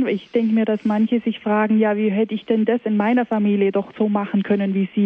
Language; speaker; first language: German; native; German